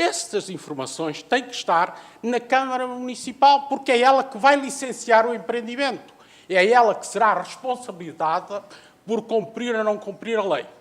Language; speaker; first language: Portuguese; native; Portuguese